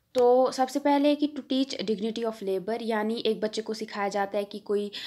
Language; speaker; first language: Hindi; non-native, local second language; Kashmiri